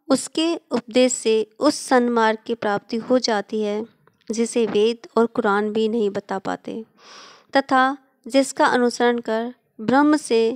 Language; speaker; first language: Hindi; native; Hindi